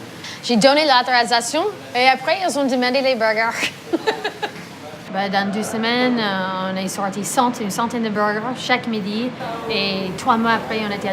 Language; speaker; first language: French; non-native, fluent; English